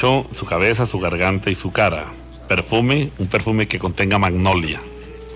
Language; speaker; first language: Spanish; native; Spanish